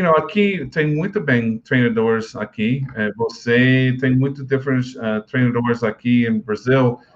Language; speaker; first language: Portuguese; non-native, learner; English